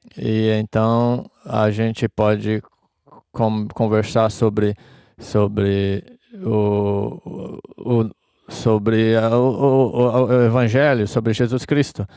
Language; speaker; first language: Portuguese; non-native, fluent; English